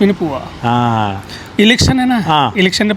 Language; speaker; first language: Malayalam; non-native, learner; Bangla